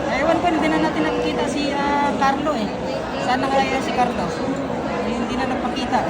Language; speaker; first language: Filipino; non-native, local second language; Cebuano